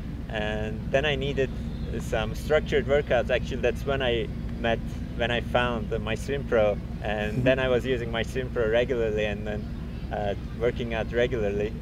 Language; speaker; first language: English; non-native, fluent; Turkish